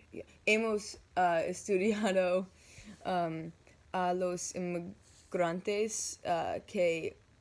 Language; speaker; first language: Spanish; non-native, learner; English